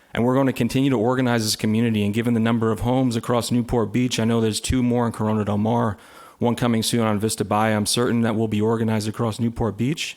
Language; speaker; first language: English; native; English